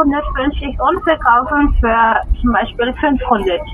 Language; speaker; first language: German; non-native, learner; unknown